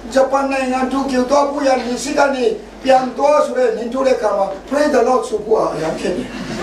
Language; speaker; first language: Burmese; non-native, local second language; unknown